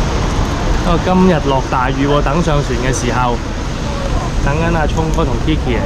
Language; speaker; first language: Chinese; native; Chinese